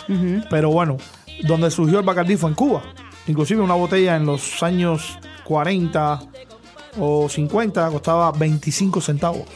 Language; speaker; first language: Spanish; native; Spanish